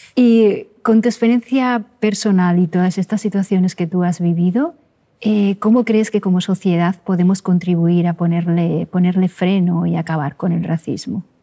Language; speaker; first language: Spanish; native; Spanish